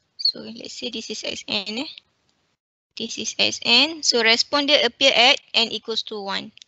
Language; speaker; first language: English; non-native, local second language; Malay